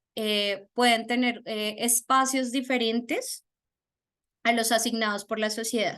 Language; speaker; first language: Spanish; native; Spanish